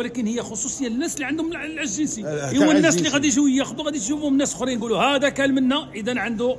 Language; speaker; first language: Arabic; native; Arabic